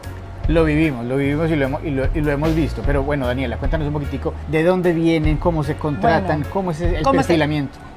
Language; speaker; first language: Spanish; native; Spanish